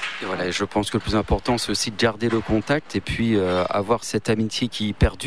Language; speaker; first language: French; native; French